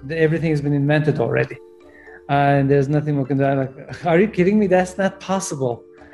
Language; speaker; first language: English; non-native, fluent; Turkish